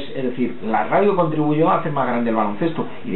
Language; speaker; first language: Spanish; native; Spanish